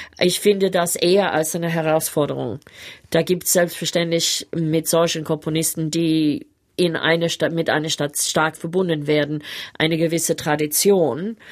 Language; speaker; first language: German; non-native, fluent; English